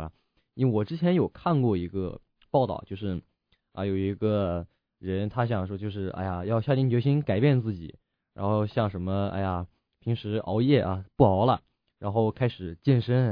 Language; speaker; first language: Chinese; native; Chinese